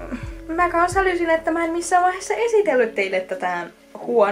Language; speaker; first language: Finnish; native; Finnish